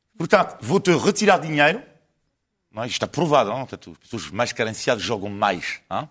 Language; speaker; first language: Portuguese; non-native, fluent; French